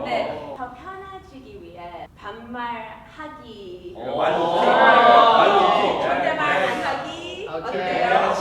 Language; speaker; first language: Korean; early bilingual, heritage; English